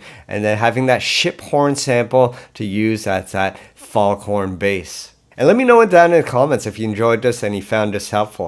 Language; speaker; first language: English; native; English